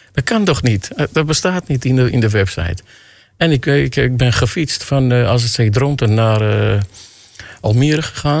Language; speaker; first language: Dutch; non-native, fluent; Armenian